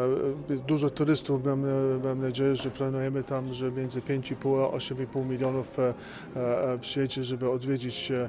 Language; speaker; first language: Polish; early bilingual, heritage; Polish